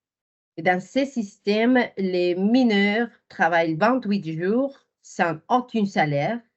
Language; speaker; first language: French; non-native, fluent; Spanish